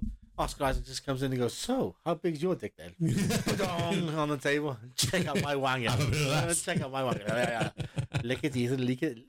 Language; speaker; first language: English; native; English